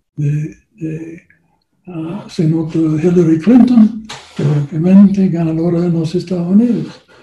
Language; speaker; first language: Spanish; non-native, learner; English